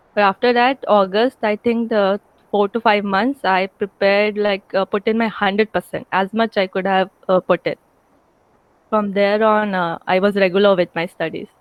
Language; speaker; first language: English; non-native, local second language; Hindi